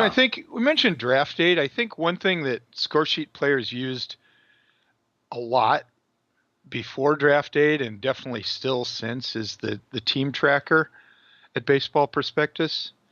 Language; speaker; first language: English; native; English